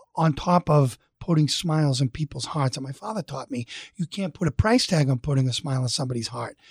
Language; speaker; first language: English; native; English